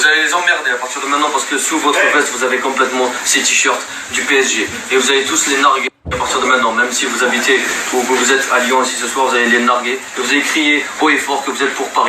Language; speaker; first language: French; native; French